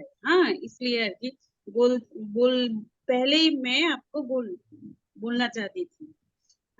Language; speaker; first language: Hindi; non-native, local second language; Bangla